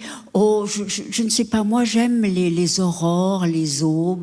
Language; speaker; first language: French; native; French